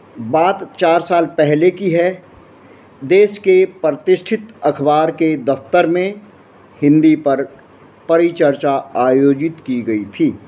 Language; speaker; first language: Hindi; native; Hindi